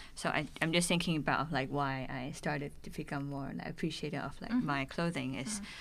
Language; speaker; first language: English; non-native, local second language; Cantonese